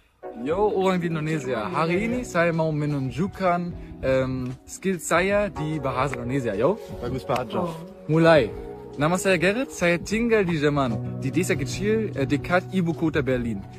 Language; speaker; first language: Indonesian; non-native, learner; German